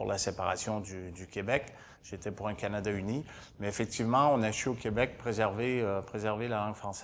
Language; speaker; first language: French; native; French